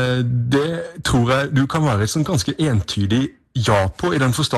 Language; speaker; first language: Norwegian; native; Norwegian